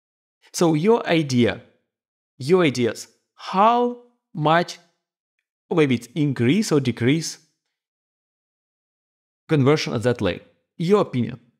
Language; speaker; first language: English; non-native, fluent; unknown